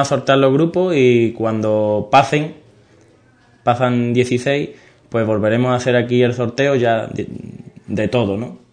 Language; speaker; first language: Spanish; native; Spanish